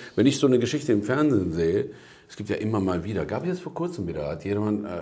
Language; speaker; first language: German; native; German